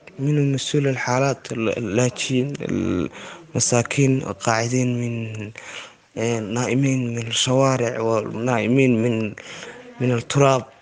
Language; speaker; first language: Arabic; non-native, local second language; Somali